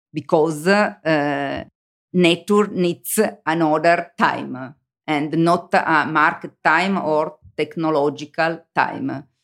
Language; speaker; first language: English; non-native, learner; Italian